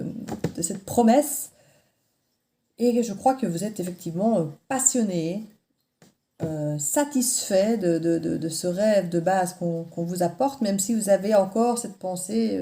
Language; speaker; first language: French; native; French